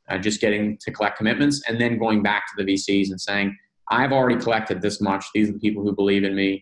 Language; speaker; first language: English; native; English